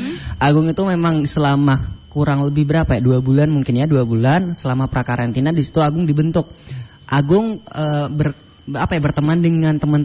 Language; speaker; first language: Indonesian; non-native, local second language; Javanese